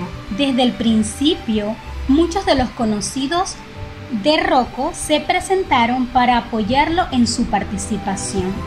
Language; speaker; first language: Spanish; native; Spanish